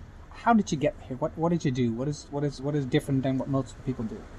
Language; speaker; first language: English; non-native, fluent; Dutch